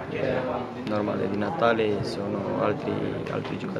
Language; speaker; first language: Italian; non-native, learner; Romanian